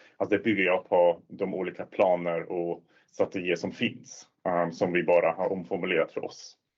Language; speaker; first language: Swedish; non-native, fluent; Swiss German